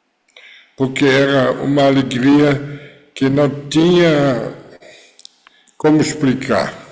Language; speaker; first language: Portuguese; non-native, fluent; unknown